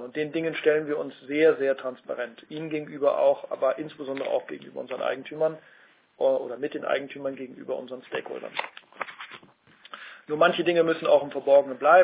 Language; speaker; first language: German; native; German